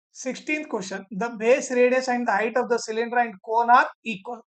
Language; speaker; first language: English; non-native, local second language; Kannada